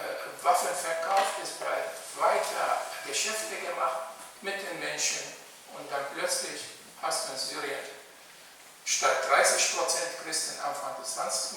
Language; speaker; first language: German; non-native, fluent; Arabic